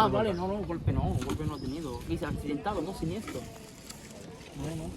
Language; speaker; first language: Spanish; native; Spanish